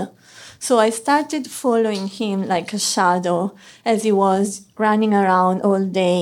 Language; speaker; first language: English; non-native, fluent; Italian